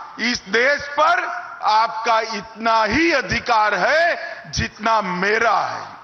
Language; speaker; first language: Hindi; non-native, local second language; Gujarati